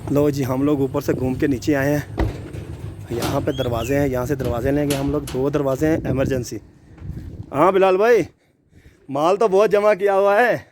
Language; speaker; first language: Urdu; non-native, local second language; Punjabi